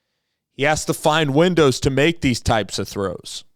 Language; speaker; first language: English; native; English